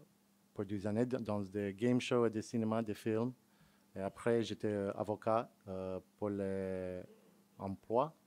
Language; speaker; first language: French; non-native, fluent; English